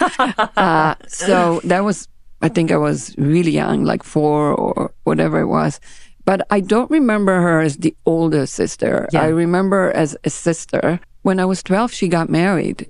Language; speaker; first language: English; non-native, fluent; Hebrew